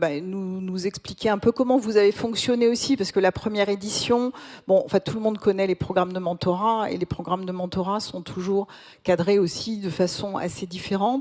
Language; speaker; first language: French; native; French